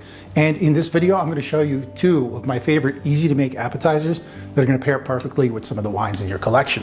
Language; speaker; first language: English; native; English